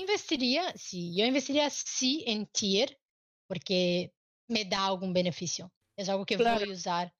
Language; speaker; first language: Spanish; non-native, learner; Portuguese